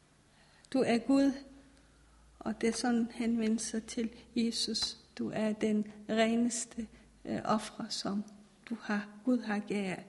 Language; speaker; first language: Danish; non-native, fluent; Persian